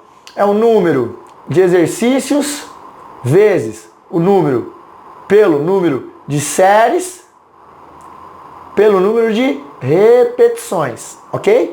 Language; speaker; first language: Portuguese; native; Portuguese